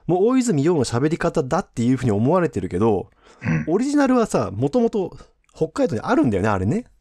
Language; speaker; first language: Japanese; native; Japanese